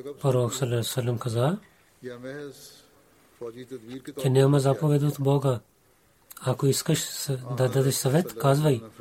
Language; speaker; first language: Bulgarian; non-native, learner; Urdu